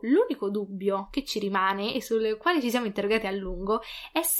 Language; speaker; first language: Italian; native; Italian